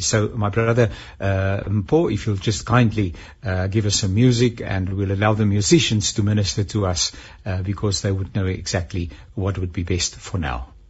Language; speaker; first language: English; non-native, local second language; Afrikaans